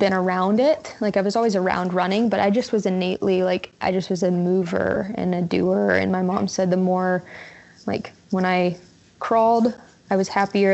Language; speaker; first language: English; native; English